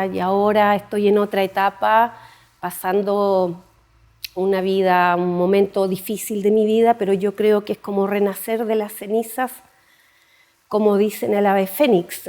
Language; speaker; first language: Spanish; native; Spanish